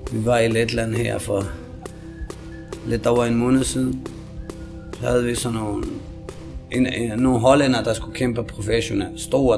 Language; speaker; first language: Danish; non-native, fluent; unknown